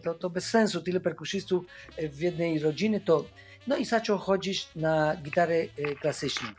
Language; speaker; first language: Polish; non-native, fluent; Spanish